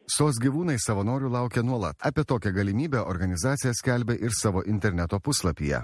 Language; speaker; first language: Lithuanian; native; Lithuanian